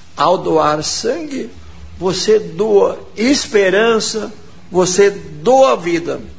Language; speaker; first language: Portuguese; non-native, local second language; German